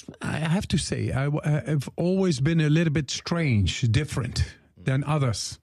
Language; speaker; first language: English; non-native, fluent; Dutch